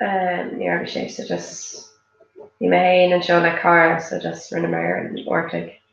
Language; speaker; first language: Irish; non-native, local second language; English